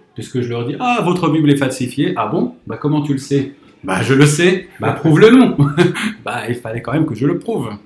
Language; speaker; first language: French; non-native, local second language; Arabic